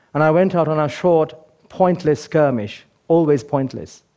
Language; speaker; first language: English; native; English